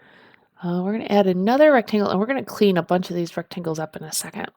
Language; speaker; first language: English; native; English